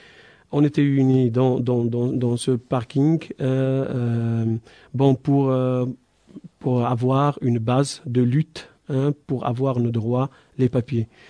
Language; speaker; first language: French; non-native, fluent; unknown